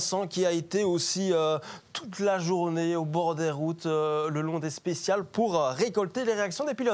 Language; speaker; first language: French; native; French